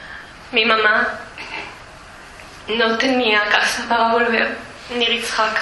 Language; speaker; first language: Spanish; early bilingual, heritage; Spanish